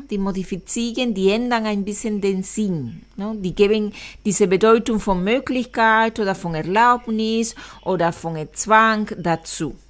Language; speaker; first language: German; non-native, fluent; Spanish